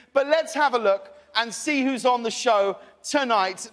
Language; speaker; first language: English; native; English